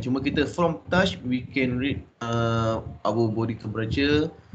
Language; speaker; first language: English; non-native, local second language; Malay